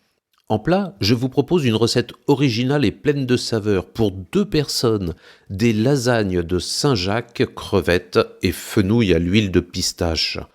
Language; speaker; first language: French; native; French